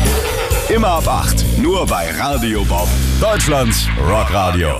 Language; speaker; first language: German; native; German